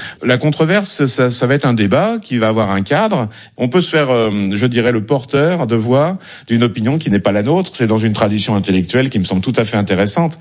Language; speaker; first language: French; native; French